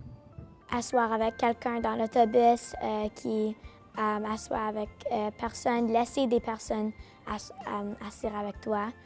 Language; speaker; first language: French; non-native, local second language; English